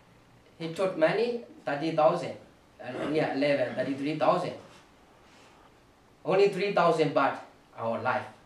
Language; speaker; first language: English; non-native, learner; Burmese